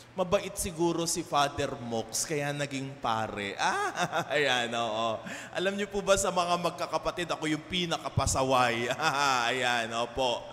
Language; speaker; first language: Filipino; native; Filipino